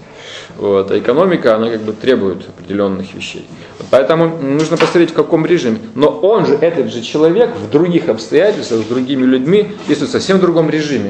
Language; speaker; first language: Russian; native; Russian